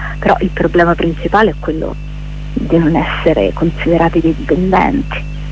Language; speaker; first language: Italian; native; Italian